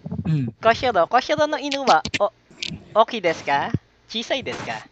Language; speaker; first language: Japanese; non-native, learner; Filipino